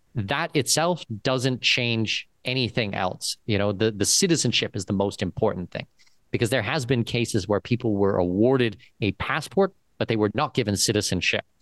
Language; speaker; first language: English; native; English